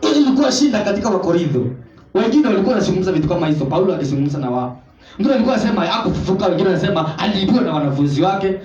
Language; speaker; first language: Swahili; non-native, local second language; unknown